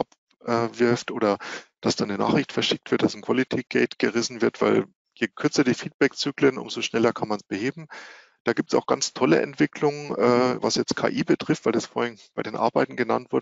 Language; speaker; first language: German; native; German